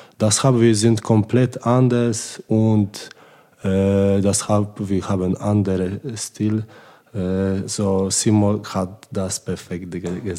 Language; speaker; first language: German; non-native, learner; Polish